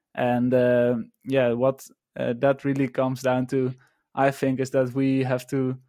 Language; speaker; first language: English; non-native, fluent; Dutch